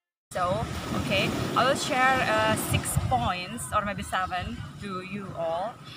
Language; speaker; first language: English; non-native, fluent; Indonesian